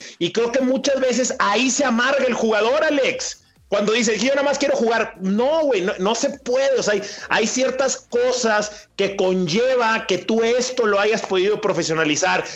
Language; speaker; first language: Spanish; native; Spanish